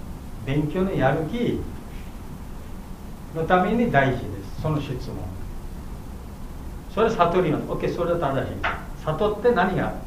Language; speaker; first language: Japanese; non-native, learner; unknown